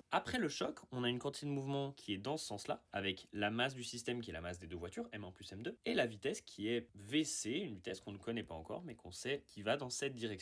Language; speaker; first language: French; native; French